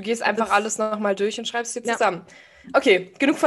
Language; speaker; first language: German; native; German